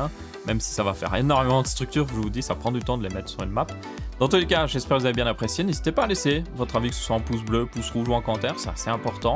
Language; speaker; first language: French; native; French